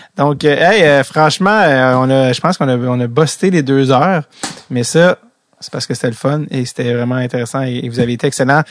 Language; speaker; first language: French; native; French